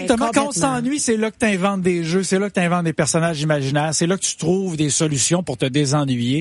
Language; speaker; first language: French; native; French